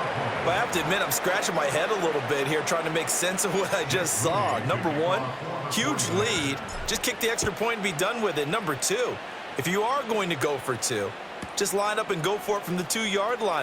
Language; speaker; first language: English; native; English